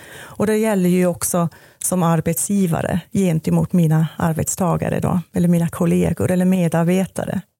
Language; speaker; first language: Swedish; non-native, fluent; German